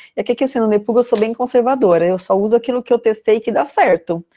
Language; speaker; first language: Portuguese; native; Portuguese